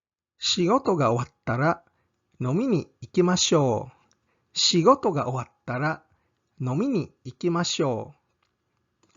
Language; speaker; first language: Japanese; non-native, fluent; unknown